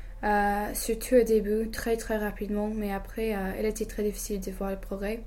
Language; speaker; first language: French; non-native, fluent; English